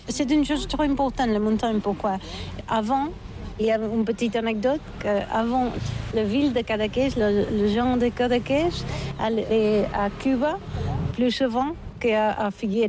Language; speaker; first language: French; non-native, learner; Catalan